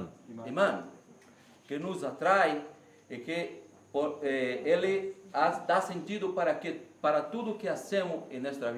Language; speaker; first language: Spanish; non-native, learner; Portuguese